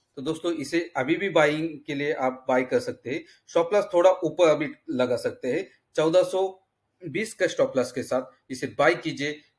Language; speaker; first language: Hindi; native; Hindi